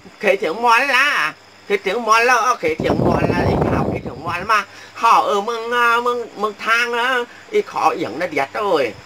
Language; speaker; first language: Vietnamese; non-native, local second language; Muong